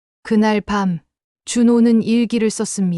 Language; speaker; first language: Korean; native; Korean